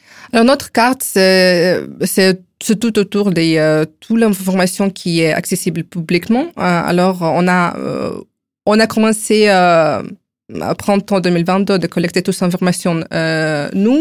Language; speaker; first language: French; non-native, fluent; Ukrainian